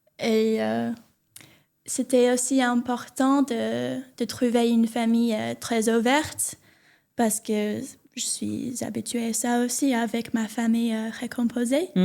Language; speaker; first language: French; non-native, learner; English